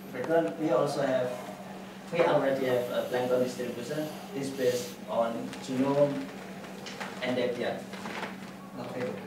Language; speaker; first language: English; non-native, fluent; Indonesian